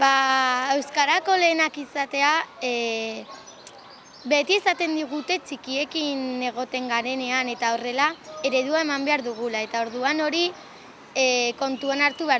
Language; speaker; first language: Basque; non-native, local second language; Spanish